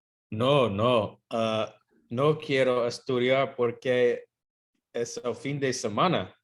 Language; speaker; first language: Spanish; non-native, learner; English